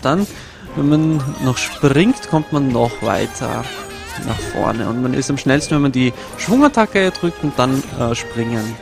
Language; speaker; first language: German; native; German